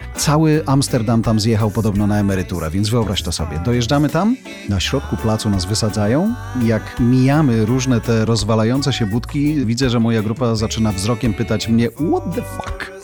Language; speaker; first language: Polish; native; Polish